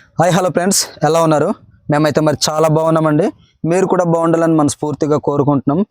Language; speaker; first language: Telugu; non-native, local second language; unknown